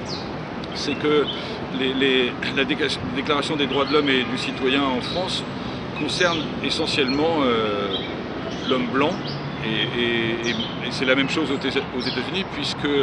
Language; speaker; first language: French; native; French